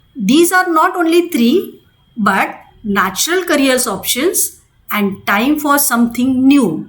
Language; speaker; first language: English; non-native, local second language; Marathi